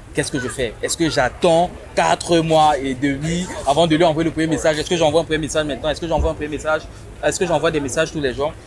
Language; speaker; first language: French; native; French